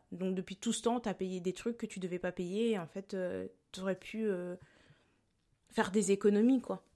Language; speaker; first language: French; early bilingual, other home language; Lingala